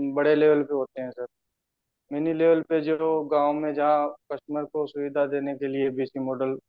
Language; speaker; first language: Hindi; native; Hindi